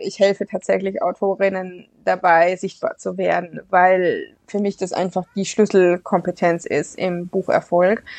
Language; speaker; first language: German; native; German